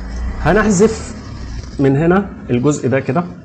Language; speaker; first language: Arabic; native; Arabic